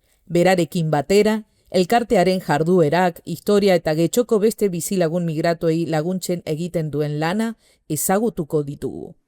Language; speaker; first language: Basque; non-native, fluent; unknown